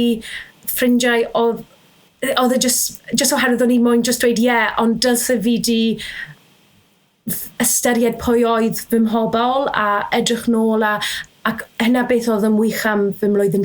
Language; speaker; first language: Welsh; native; Welsh